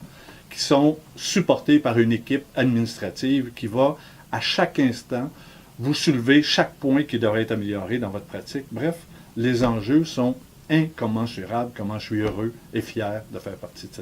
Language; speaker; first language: French; native; French